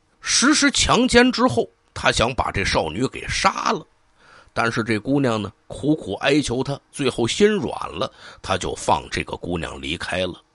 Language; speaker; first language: Chinese; native; Chinese